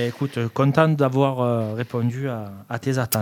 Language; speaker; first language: French; native; French